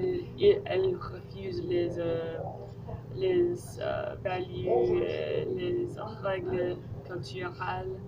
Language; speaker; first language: French; non-native, learner; English